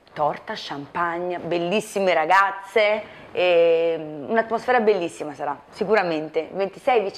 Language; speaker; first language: Italian; native; Italian